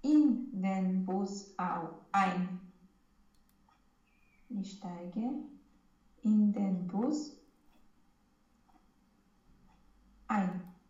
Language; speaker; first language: German; non-native, learner; Romanian